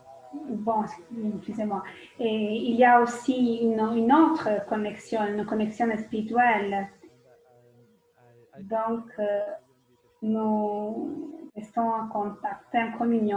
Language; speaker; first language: French; non-native, fluent; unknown